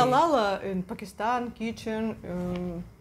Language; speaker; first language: English; non-native, learner; Russian